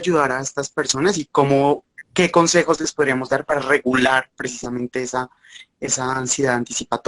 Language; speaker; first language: Spanish; native; Spanish